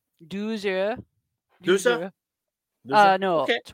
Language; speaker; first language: French; non-native, learner; English